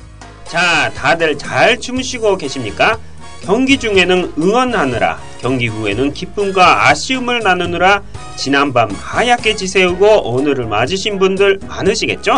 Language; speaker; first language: Korean; non-native, fluent; Japanese